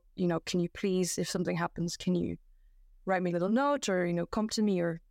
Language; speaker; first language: English; non-native, fluent; Dutch